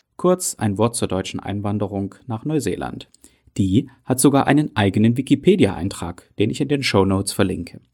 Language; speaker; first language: German; native; German